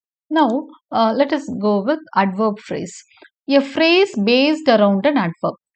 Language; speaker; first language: English; non-native, local second language; Tamil